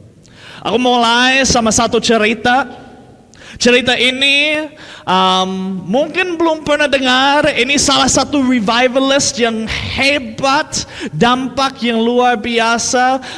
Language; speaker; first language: Indonesian; non-native, fluent; English